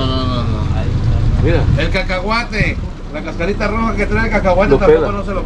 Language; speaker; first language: Spanish; native; Spanish